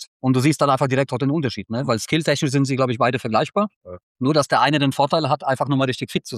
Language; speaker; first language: German; native; German